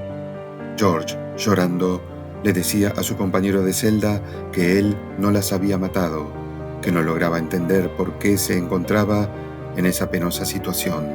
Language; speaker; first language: Spanish; native; Spanish